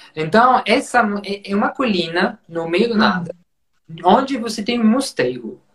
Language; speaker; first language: Portuguese; non-native, fluent; French